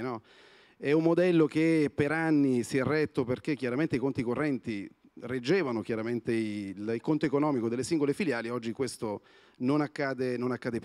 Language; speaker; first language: Italian; native; Italian